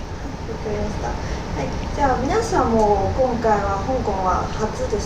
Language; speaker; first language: Japanese; non-native, fluent; Cantonese